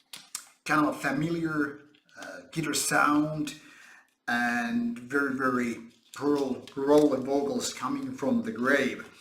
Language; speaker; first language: English; non-native, fluent; Finnish